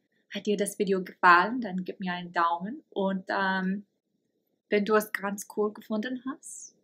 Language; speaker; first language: German; non-native, fluent; English